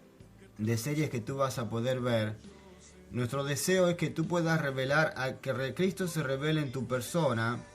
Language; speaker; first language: Spanish; non-native, fluent; French